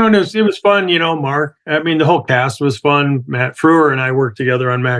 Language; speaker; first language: English; native; English